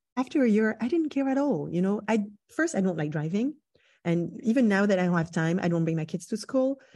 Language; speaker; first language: English; non-native, fluent; French